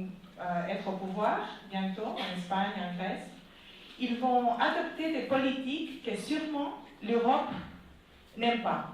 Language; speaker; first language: French; non-native, fluent; Spanish